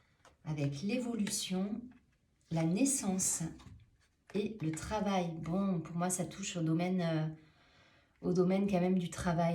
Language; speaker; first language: French; native; French